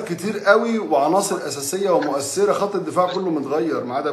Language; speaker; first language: Arabic; native; Arabic